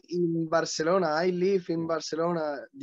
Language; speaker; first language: English; non-native, learner; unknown